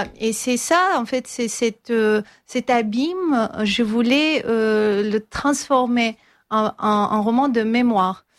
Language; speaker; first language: French; non-native, fluent; Armenian